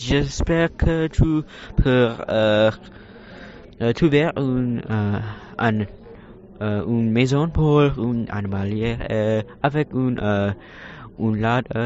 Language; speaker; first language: French; non-native, learner; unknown